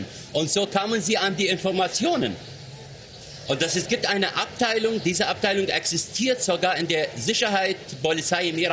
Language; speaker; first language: German; non-native, fluent; Arabic